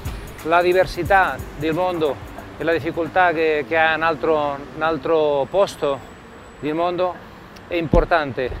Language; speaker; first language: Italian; non-native, learner; Spanish